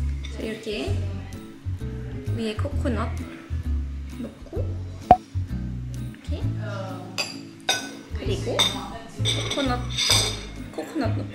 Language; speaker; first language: Korean; early bilingual, heritage; Indonesian